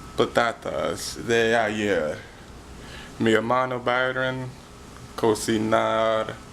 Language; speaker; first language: Spanish; non-native, learner; English